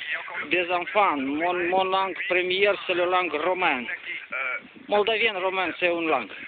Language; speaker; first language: French; non-native, learner; Romanian